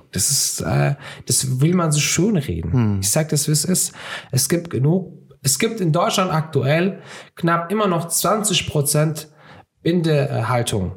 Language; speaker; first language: German; early bilingual, other home language; Turkish